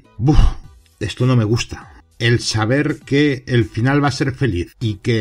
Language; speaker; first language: Spanish; native; Spanish